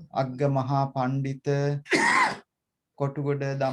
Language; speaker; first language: English; non-native, local second language; Sinhala